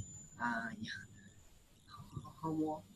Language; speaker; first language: English; non-native, learner; Vietnamese